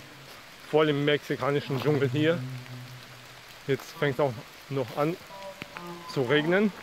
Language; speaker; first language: German; native; German